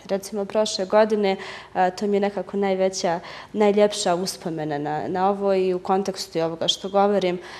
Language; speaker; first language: Serbian; native; Serbian